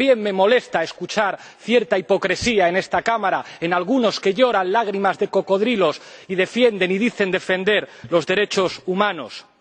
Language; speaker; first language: Spanish; native; Spanish